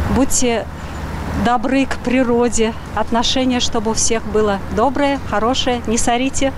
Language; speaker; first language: Russian; native; Russian